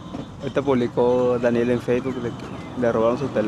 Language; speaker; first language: Spanish; native; Spanish